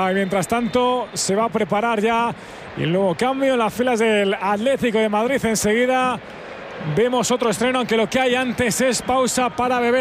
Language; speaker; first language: Spanish; native; Spanish